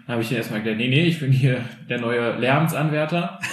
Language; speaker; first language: German; early bilingual, other home language; Albanian